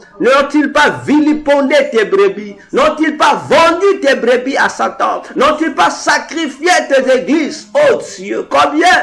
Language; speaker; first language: French; non-native, local second language; Lingala